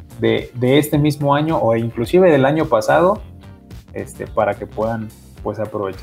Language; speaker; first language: Spanish; native; Spanish